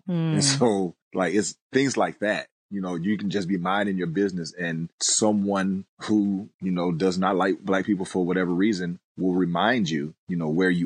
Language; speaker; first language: English; native; English